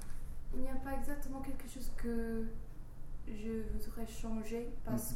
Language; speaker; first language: French; non-native, fluent; English